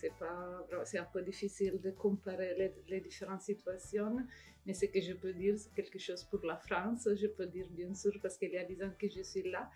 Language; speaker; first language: French; non-native, fluent; Italian